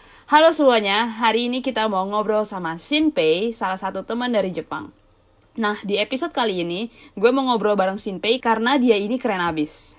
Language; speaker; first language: Indonesian; early bilingual, heritage; Indonesian